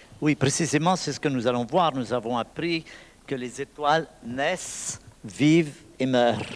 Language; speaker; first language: French; native; French